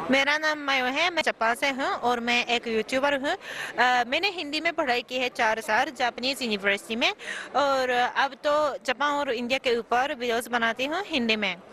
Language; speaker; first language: Hindi; non-native, fluent; Japanese